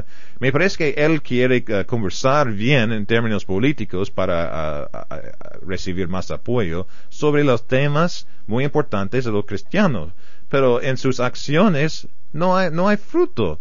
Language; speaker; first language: Spanish; non-native, fluent; English